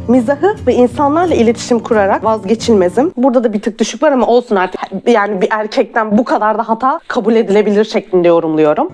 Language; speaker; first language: Turkish; native; Turkish